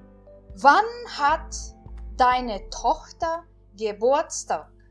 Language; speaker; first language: German; non-native, fluent; Portuguese